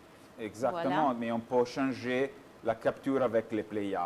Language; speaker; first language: French; non-native, fluent; Italian